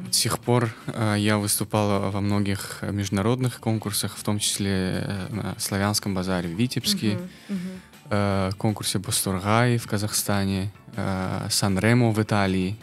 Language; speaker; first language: Russian; non-native, local second language; Persian